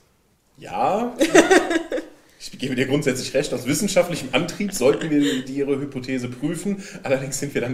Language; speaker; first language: German; native; German